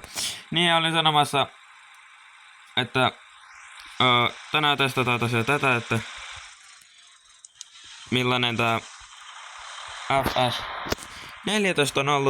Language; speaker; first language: Finnish; native; Finnish